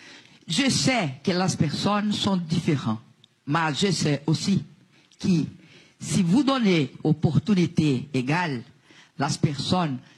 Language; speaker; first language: French; non-native, learner; Portuguese